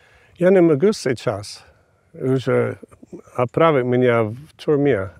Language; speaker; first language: Russian; non-native, fluent; English